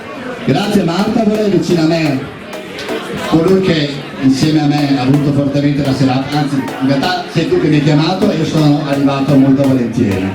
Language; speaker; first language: Italian; native; Italian